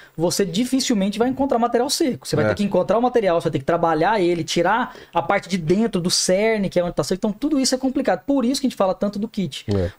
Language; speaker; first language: Portuguese; native; Portuguese